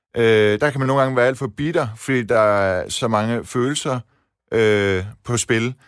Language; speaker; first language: Danish; early bilingual, other home language; Persian